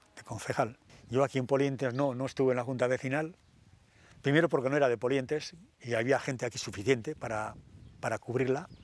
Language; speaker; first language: Spanish; native; Spanish